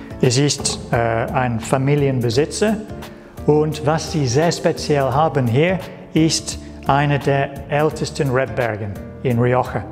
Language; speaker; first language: German; non-native, learner; English